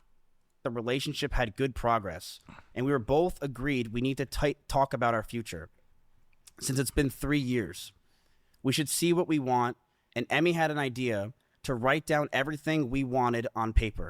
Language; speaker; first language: English; native; English